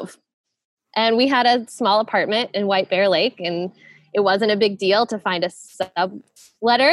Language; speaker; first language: English; native; English